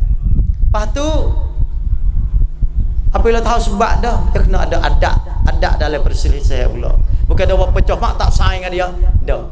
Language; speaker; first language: Malay; native; Malay